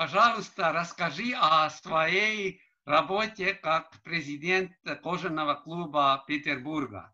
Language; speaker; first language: Russian; non-native, learner; Estonian